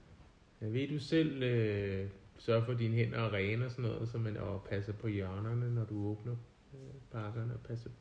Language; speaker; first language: Danish; native; Danish